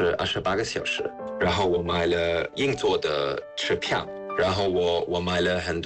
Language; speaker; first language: Chinese; non-native, fluent; German